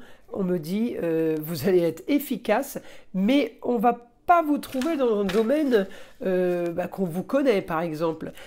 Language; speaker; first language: French; native; French